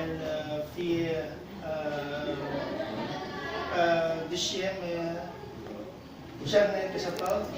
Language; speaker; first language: French; non-native, learner; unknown